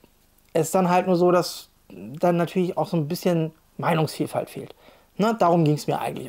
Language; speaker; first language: German; native; German